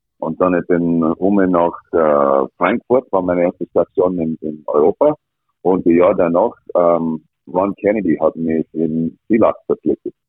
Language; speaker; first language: German; non-native, fluent; English